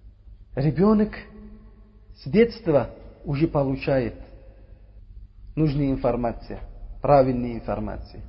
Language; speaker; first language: Russian; non-native, learner; Uzbek